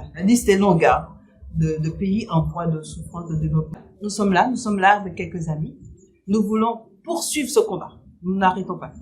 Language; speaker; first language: French; native; French